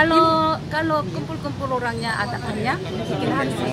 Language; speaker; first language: Indonesian; non-native, learner; Korean